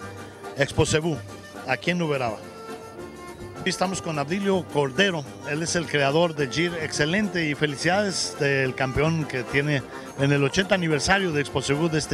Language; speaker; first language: Spanish; native; Spanish